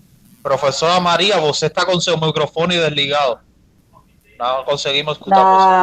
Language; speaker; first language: Portuguese; non-native, learner; Spanish